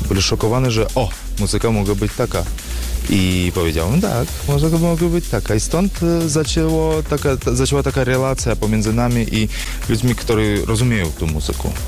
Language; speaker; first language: Polish; non-native, learner; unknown